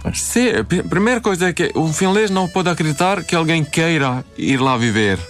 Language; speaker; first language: Portuguese; non-native, fluent; Swedish